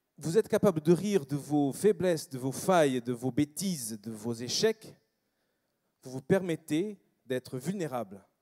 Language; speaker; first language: French; non-native, fluent; English